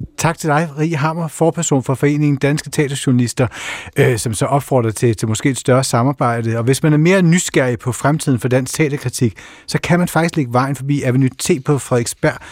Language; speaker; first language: Danish; native; Danish